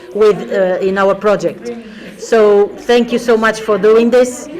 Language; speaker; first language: English; non-native, fluent; Portuguese